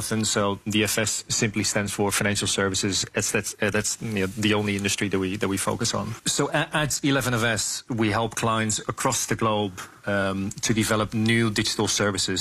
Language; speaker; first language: English; non-native, fluent; Dutch